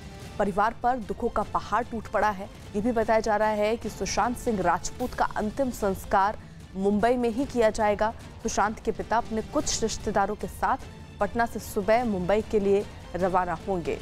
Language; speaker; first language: Hindi; native; Hindi